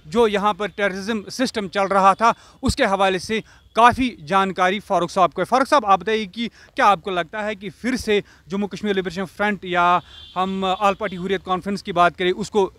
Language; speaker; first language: Hindi; non-native, local second language; Kashmiri